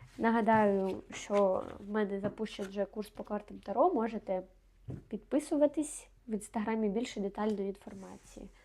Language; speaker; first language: Ukrainian; non-native, local second language; Russian